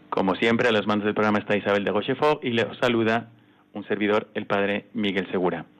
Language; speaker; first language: Spanish; native; Spanish